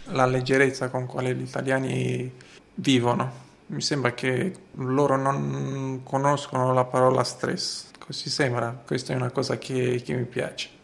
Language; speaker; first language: Italian; non-native, fluent; Romanian